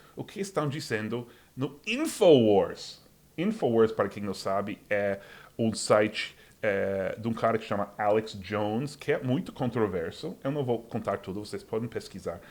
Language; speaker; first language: Portuguese; non-native, fluent; English